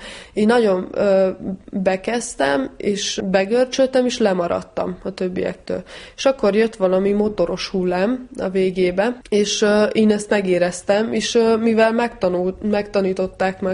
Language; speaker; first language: Hungarian; non-native, fluent; Serbian